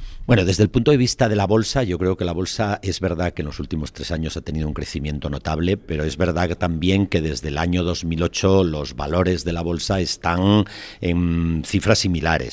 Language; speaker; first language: Spanish; native; Spanish